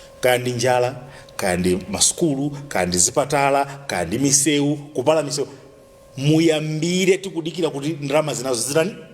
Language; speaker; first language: Nyanja; native; Nyanja